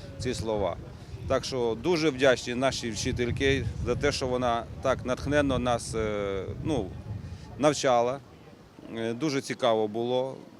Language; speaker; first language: Ukrainian; non-native, local second language; Russian